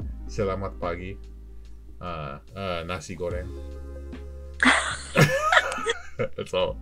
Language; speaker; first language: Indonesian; non-native, learner; English